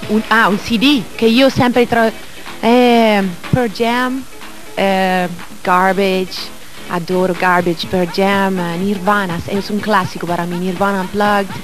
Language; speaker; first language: Portuguese; non-native, learner; Italian